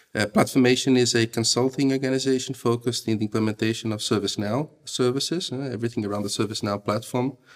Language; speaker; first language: English; non-native, fluent; Portuguese